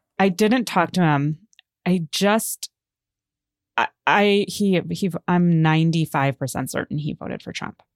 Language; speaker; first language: English; native; English